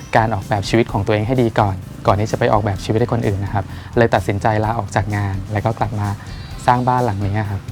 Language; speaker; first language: Thai; native; Thai